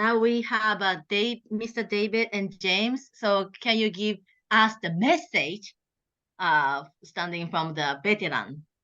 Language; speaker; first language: English; non-native, learner; Japanese